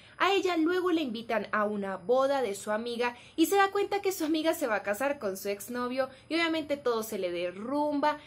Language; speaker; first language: Spanish; native; Spanish